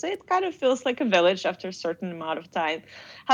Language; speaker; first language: English; non-native, fluent; Russian